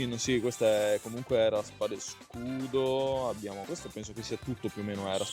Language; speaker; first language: Italian; native; Italian